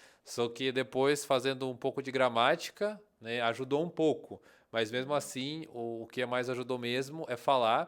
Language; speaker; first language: Portuguese; non-native, fluent; Russian